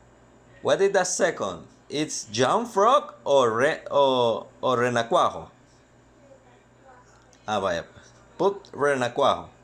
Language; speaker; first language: English; non-native, learner; Spanish